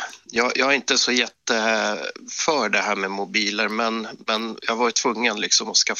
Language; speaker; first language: Swedish; native; Swedish